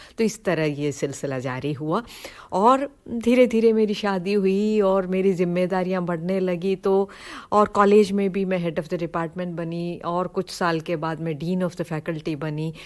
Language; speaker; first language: Hindi; non-native, local second language; Tamil